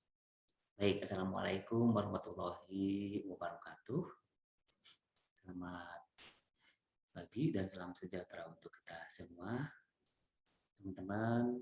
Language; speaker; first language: Indonesian; native; Indonesian